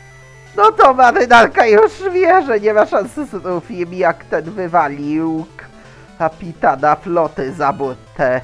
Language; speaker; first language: Polish; native; Polish